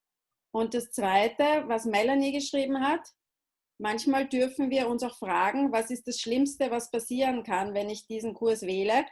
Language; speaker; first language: German; native; German